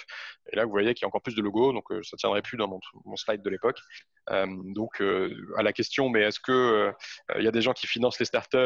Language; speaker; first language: French; native; French